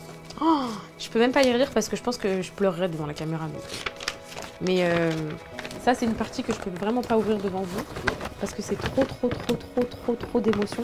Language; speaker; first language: French; native; French